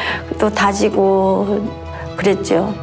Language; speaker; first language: Korean; native; Korean